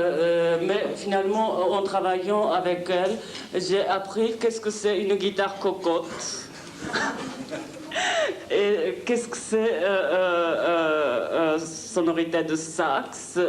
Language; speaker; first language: French; non-native, fluent; Japanese